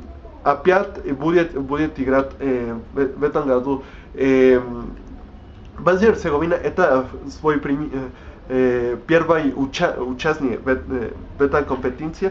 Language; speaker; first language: Russian; non-native, learner; Spanish